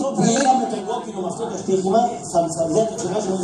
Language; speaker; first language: Greek; native; Greek